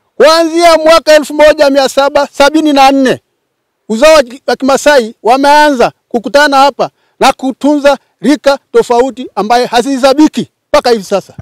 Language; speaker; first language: Swahili; non-native, local second language; Masai